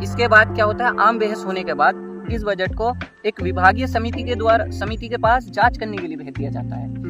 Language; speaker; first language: Hindi; native; Hindi